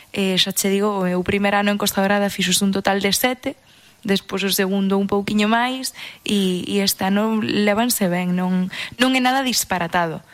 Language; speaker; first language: Galician; non-native, local second language; English